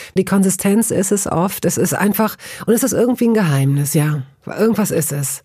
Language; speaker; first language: German; native; German